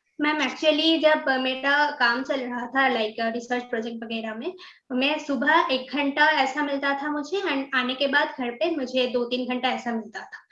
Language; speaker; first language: Hindi; non-native, local second language; Bangla